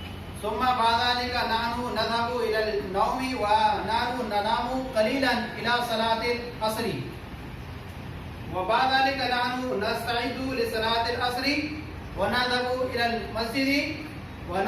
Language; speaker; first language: Arabic; non-native, fluent; Urdu